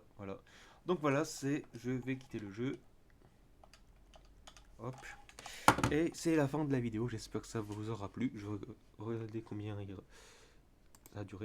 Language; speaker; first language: French; native; French